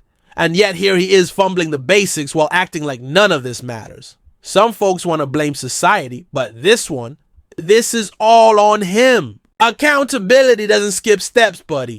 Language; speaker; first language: English; native; English